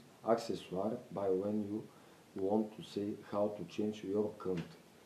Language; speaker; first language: English; non-native, learner; Bulgarian